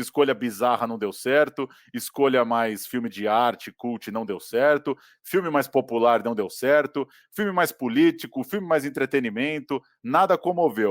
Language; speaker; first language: Portuguese; native; Portuguese